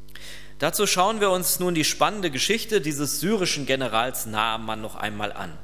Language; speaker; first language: German; native; German